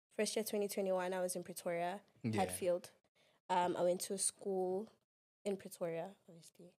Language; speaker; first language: English; non-native, local second language; Xhosa